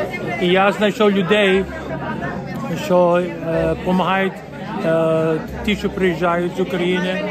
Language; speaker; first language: Ukrainian; early bilingual, heritage; Ukrainian